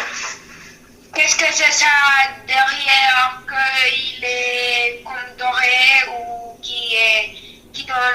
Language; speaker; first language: French; non-native, learner; Spanish